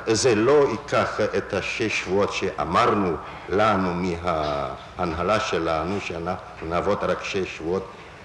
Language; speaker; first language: Hebrew; non-native, fluent; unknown